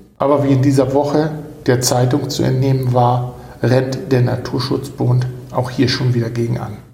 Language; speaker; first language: German; native; German